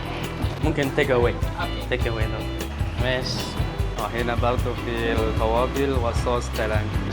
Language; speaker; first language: Arabic; non-native, fluent; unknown